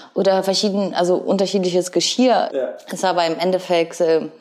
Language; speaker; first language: German; early bilingual, other home language; Ukrainian